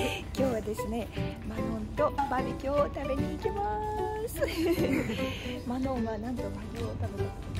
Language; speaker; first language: Japanese; non-native, fluent; Russian